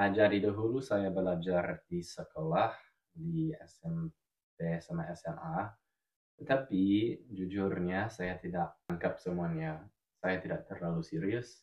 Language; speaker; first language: Indonesian; non-native, fluent; English